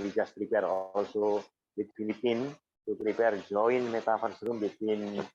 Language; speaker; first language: English; non-native, fluent; Indonesian